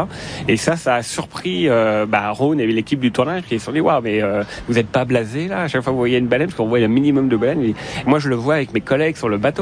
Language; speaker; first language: French; native; French